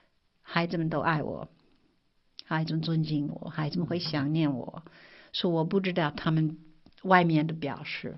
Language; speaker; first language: Chinese; non-native, fluent; English